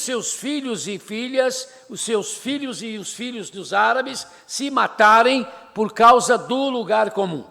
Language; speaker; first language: Portuguese; native; Portuguese